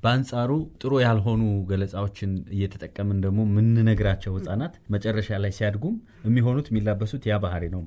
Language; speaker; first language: Amharic; native; Amharic